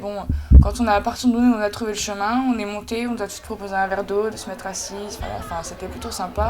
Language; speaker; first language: French; native; French